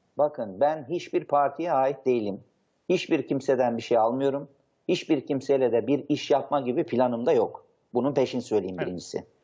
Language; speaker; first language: Turkish; native; Turkish